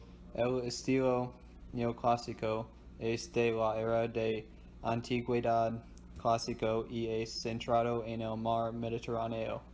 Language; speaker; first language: Spanish; non-native, learner; English